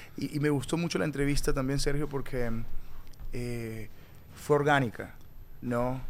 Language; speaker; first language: Spanish; native; Spanish